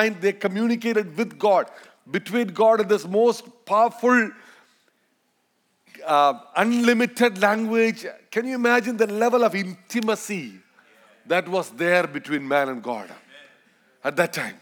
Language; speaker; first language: English; non-native, local second language; Malayalam